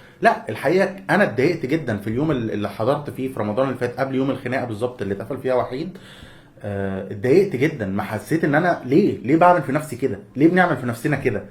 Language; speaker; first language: Arabic; native; Arabic